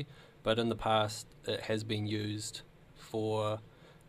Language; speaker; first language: English; native; English